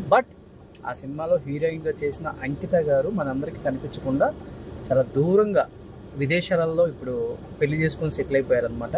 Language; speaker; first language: Telugu; native; Telugu